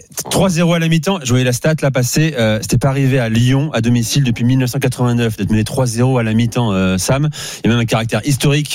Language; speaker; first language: French; native; French